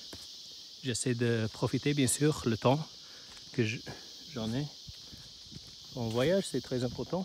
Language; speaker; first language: French; non-native, learner; Chinese